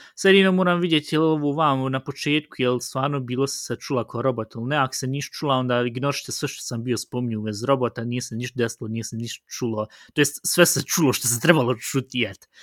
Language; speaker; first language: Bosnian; early bilingual, heritage; Bosnian